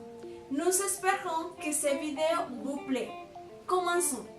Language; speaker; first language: French; non-native, fluent; Spanish